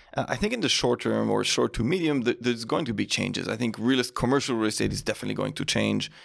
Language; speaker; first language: English; non-native, fluent; Hebrew